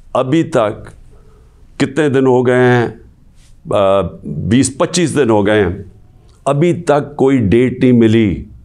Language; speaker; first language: Urdu; native; Urdu